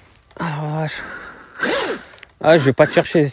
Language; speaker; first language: French; native; French